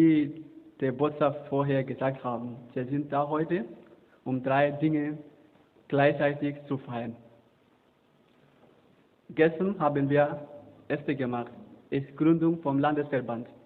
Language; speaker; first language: German; non-native, learner; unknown